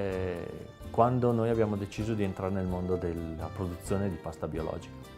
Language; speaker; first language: Italian; native; Italian